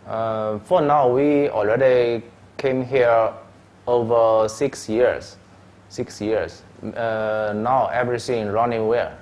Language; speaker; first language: English; non-native, learner; Chinese